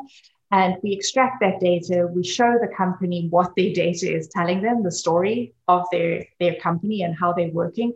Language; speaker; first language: English; native; English